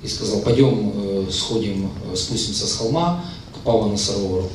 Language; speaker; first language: Russian; native; Russian